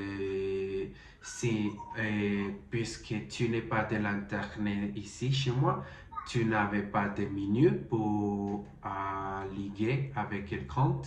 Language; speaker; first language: French; non-native, learner; Spanish